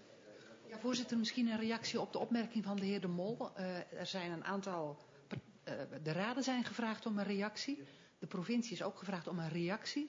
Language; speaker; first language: Dutch; native; Dutch